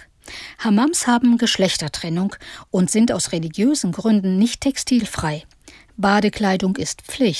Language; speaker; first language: German; native; German